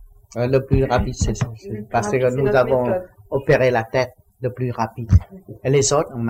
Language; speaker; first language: French; non-native, learner; Vietnamese